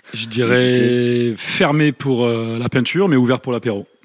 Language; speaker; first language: French; native; French